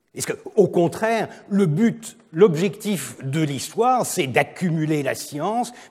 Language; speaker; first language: French; non-native, fluent; Turkish